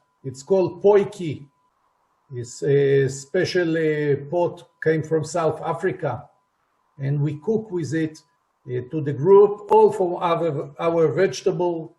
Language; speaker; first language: English; non-native, fluent; Hebrew